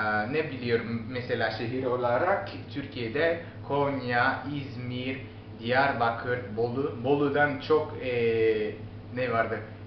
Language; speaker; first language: Turkish; non-native, learner; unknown